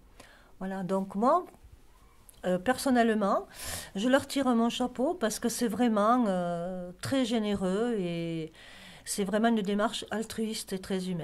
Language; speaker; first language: French; native; French